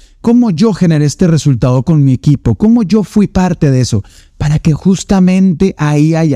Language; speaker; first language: Spanish; native; Spanish